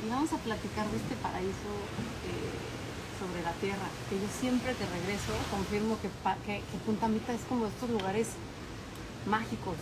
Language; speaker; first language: Spanish; early bilingual, other home language; Polish